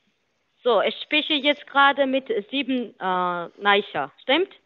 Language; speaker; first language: German; non-native, learner; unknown